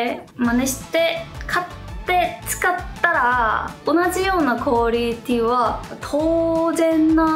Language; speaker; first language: Japanese; non-native, fluent; Korean